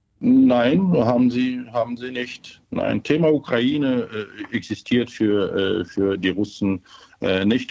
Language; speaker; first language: German; non-native, fluent; Ukrainian